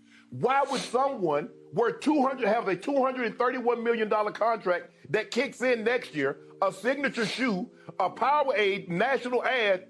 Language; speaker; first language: English; native; English